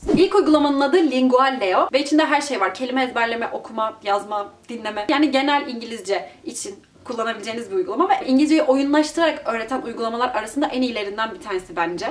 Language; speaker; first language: Turkish; native; Turkish